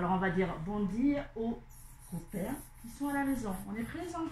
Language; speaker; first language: French; native; French